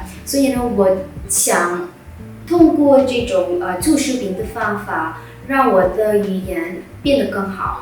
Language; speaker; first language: Chinese; non-native, fluent; Vietnamese